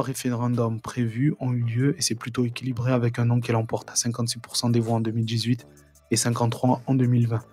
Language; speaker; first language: French; native; French